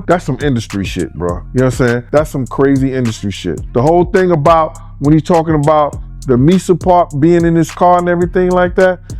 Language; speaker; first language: English; native; English